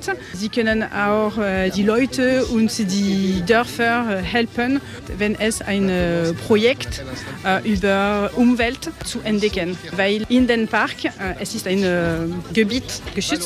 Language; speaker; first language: German; non-native, learner; French